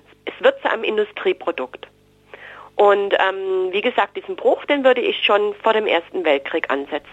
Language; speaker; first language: German; native; German